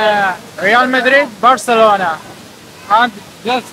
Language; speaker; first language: English; non-native, fluent; Arabic